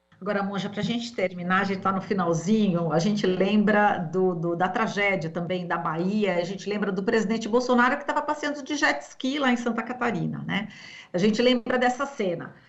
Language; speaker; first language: Portuguese; native; Portuguese